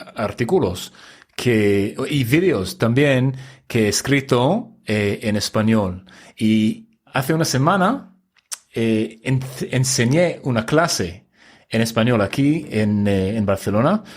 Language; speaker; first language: Spanish; non-native, fluent; English